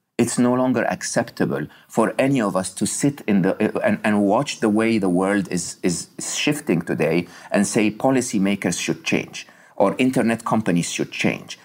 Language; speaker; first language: English; non-native, fluent; Arabic